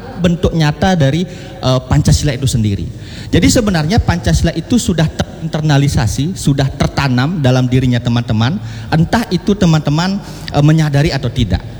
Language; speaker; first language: Indonesian; non-native, local second language; Balinese